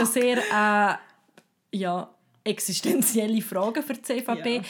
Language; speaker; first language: German; native; German